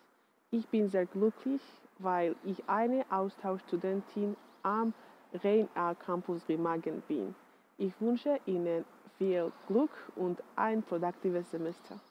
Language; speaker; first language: German; non-native, learner; Georgian